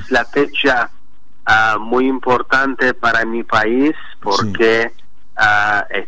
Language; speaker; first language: Spanish; non-native, learner; Azerbaijani